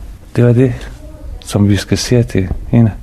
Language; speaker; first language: Danish; non-native, learner; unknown